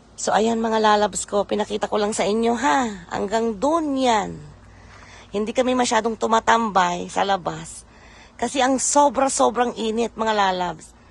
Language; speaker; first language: Filipino; non-native, local second language; Iloko